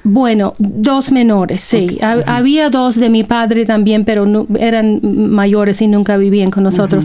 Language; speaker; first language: Spanish; non-native, fluent; English